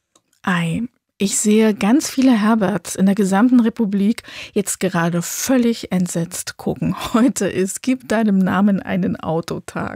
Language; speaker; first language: German; native; German